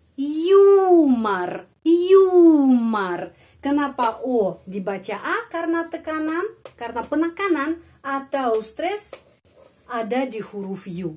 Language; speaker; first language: Indonesian; non-native, fluent; Russian